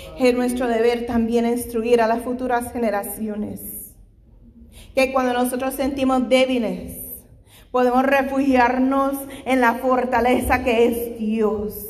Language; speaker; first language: Spanish; non-native, fluent; English